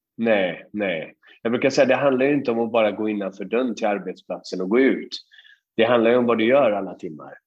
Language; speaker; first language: Swedish; early bilingual, other home language; Persian